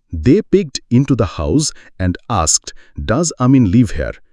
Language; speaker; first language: English; non-native, local second language; Bangla